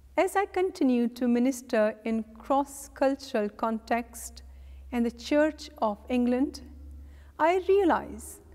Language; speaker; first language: English; non-native, local second language; Punjabi